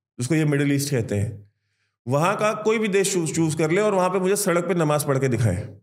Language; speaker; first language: Hindi; native; Hindi